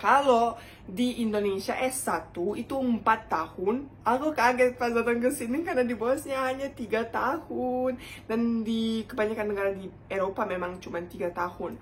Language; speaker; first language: Indonesian; non-native, fluent; Bosnian